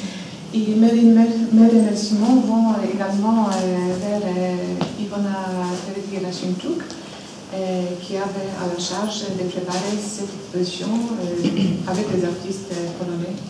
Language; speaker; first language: French; non-native, fluent; Polish